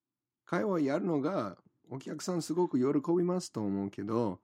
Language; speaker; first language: Japanese; non-native, fluent; English